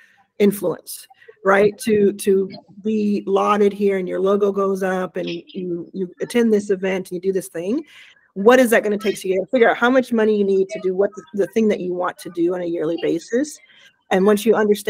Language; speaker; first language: English; native; English